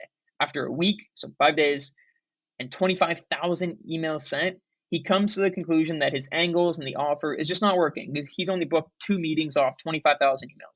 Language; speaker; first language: English; native; English